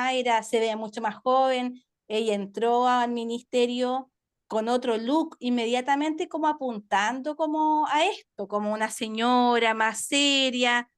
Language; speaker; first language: Spanish; native; Spanish